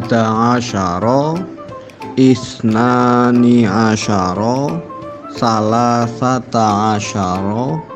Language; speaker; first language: Arabic; non-native, fluent; Indonesian